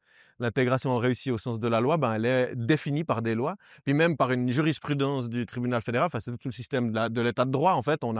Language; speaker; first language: French; native; French